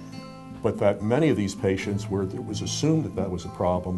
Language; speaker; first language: English; native; English